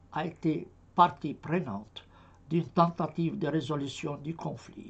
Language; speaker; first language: French; non-native, fluent; Arabic